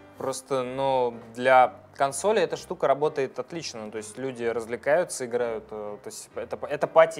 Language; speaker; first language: Russian; native; Russian